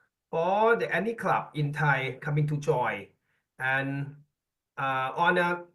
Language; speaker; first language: English; non-native, learner; Thai